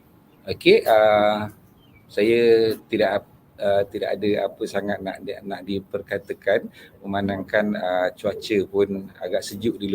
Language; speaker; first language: Malay; native; Malay